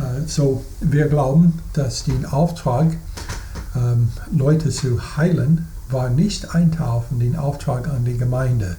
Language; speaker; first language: German; non-native, fluent; English